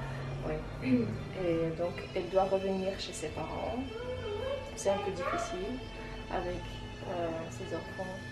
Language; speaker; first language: French; non-native, fluent; Tajik